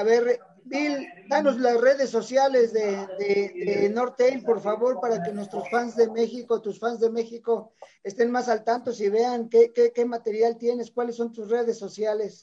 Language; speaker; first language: Spanish; native; Spanish